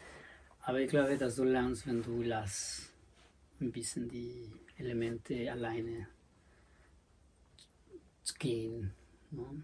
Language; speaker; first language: German; non-native, learner; Spanish